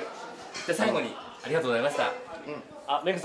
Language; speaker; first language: Japanese; native; Japanese